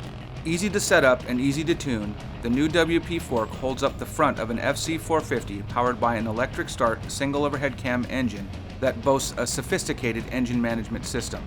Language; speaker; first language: English; native; English